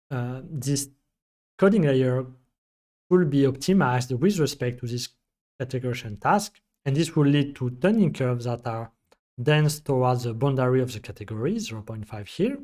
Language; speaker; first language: English; non-native, fluent; French